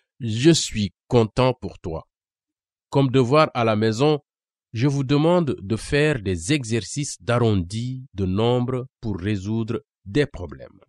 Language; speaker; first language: French; non-native, local second language; Wolof